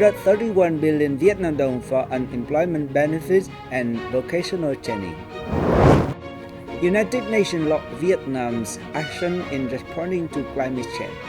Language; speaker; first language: English; non-native, fluent; Vietnamese